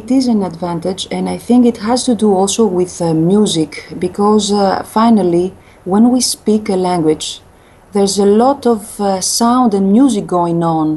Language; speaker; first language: English; non-native, fluent; Greek